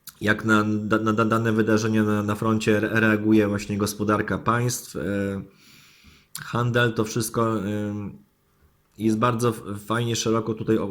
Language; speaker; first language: Polish; native; Polish